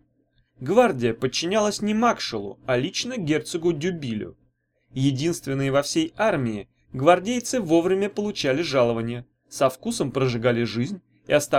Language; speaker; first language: Russian; native; Russian